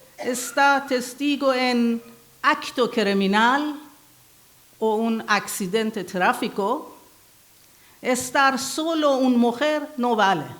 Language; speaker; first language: Spanish; non-native, learner; Persian